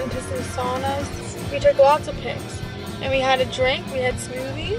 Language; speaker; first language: English; native; English